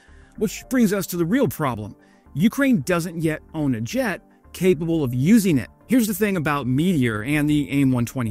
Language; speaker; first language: English; native; English